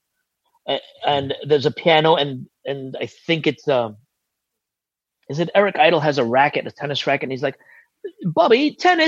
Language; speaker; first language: English; early bilingual, other home language; Spanish